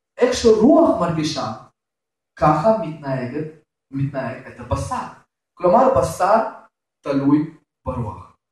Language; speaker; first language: Hebrew; non-native, fluent; Russian